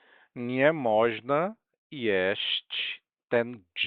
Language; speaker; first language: Polish; non-native, fluent; Portuguese